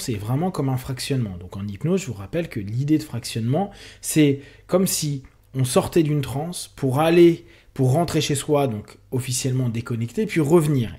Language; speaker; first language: French; native; French